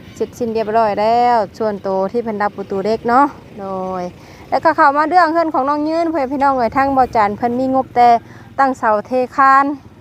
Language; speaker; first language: Thai; native; Thai